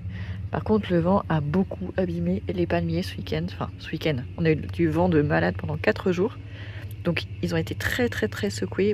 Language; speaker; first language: French; native; French